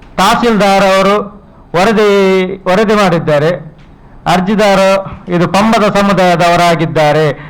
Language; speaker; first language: Kannada; non-native, local second language; Tulu